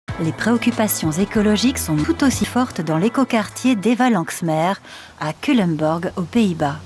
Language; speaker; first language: French; native; French